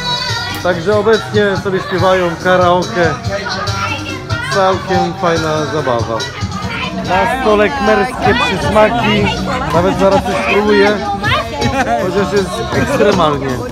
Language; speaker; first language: Polish; native; Polish